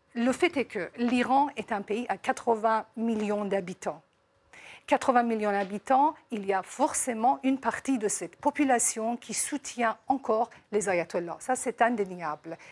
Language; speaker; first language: French; non-native, fluent; Persian